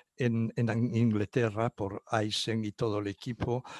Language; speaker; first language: Spanish; non-native, local second language; Catalan